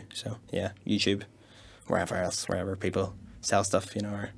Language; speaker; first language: English; native; English